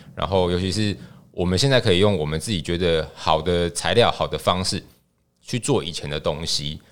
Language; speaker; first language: Chinese; native; Chinese